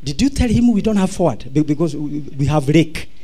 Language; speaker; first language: English; non-native, local second language; Swahili